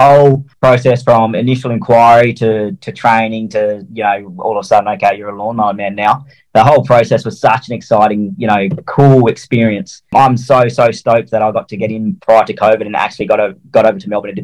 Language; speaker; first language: English; native; English